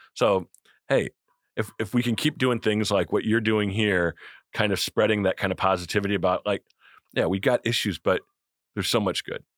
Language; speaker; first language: English; native; English